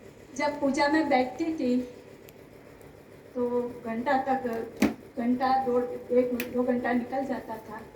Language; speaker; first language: Hindi; non-native, local second language; Gujarati